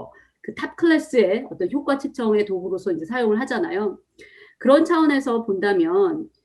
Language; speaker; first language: Korean; native; Korean